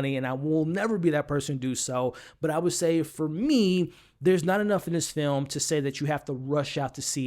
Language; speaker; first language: English; native; English